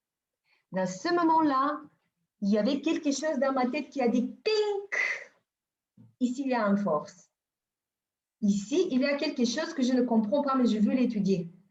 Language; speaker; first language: French; non-native, fluent; Bulgarian